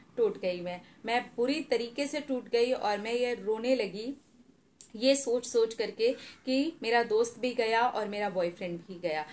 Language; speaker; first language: Hindi; native; Hindi